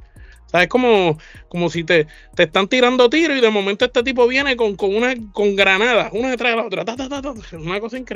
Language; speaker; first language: Spanish; native; Spanish